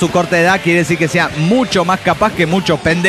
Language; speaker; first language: Spanish; native; Spanish